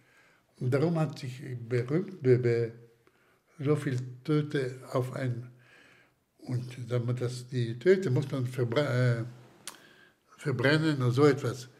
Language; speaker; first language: German; non-native, fluent; Slovak